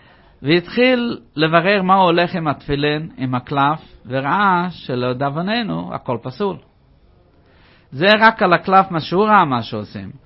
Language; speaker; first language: Hebrew; non-native, fluent; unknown